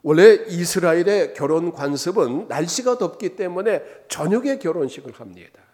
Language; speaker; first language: Korean; native; Korean